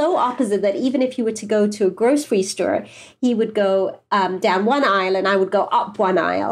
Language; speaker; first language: English; native; English